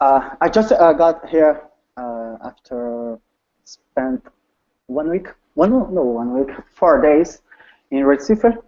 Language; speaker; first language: English; non-native, learner; Portuguese